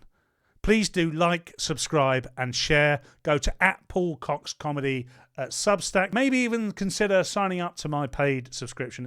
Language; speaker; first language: English; native; English